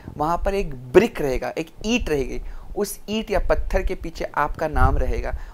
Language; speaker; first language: Hindi; non-native, local second language; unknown